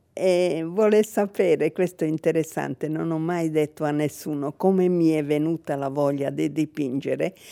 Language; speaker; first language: Italian; non-native, fluent; Hungarian